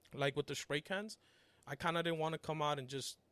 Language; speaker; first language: English; early bilingual, other home language; Spanish